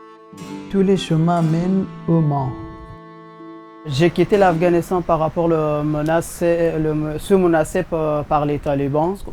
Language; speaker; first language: French; non-native, learner; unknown